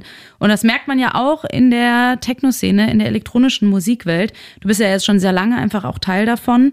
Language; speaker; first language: German; native; German